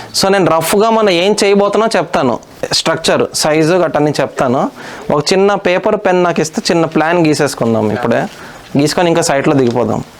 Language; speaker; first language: Telugu; non-native, local second language; Hindi